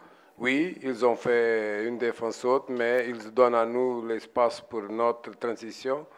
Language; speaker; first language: French; non-native, learner; Portuguese